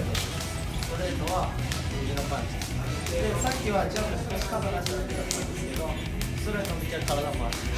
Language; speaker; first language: Japanese; native; Japanese